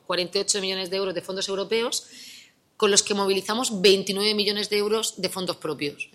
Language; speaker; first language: Spanish; native; Spanish